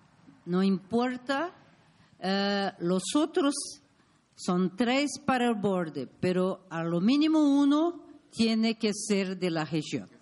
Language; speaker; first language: Spanish; non-native, learner; Portuguese